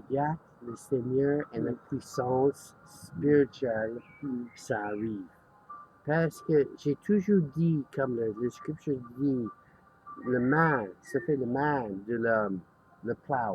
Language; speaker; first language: French; non-native, learner; English